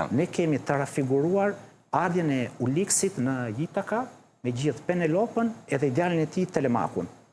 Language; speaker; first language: Albanian; early bilingual, heritage; Albanian